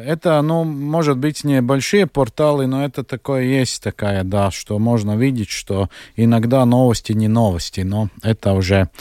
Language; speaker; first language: Russian; non-native, local second language; Latvian